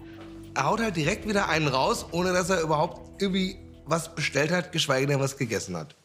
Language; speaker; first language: German; native; German